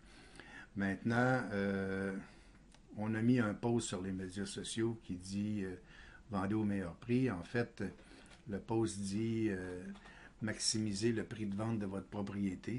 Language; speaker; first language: French; native; French